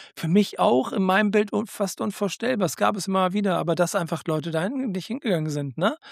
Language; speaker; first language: German; native; German